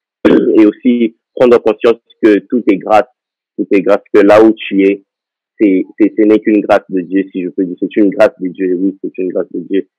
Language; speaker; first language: French; non-native, local second language; Lingala